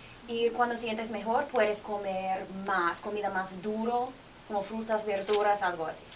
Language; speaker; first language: Spanish; non-native, learner; English